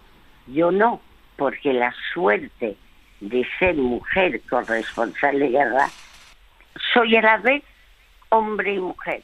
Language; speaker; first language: Spanish; early bilingual, other home language; French